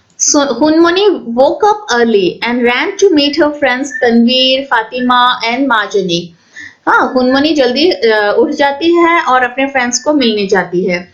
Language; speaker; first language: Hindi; non-native, local second language; Assamese